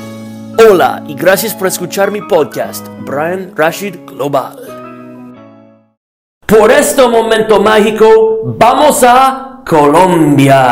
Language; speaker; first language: Spanish; non-native, fluent; English